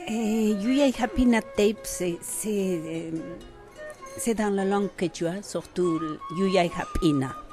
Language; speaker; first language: French; non-native, fluent; Quechua